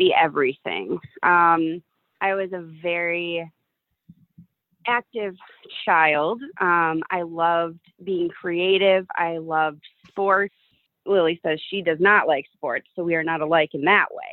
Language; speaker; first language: English; native; English